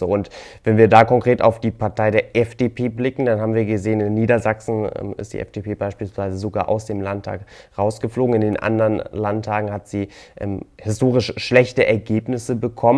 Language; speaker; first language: German; native; German